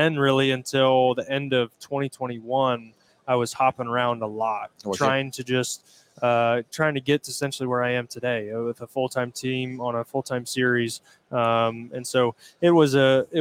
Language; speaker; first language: English; native; English